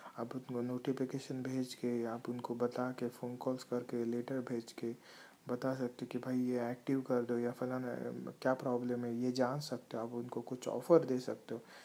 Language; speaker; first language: Hindi; native; Hindi